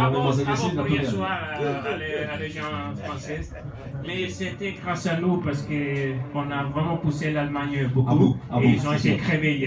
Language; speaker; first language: French; non-native, fluent; Italian